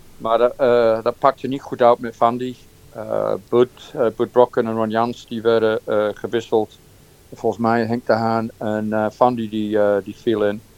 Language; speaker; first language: Dutch; non-native, fluent; English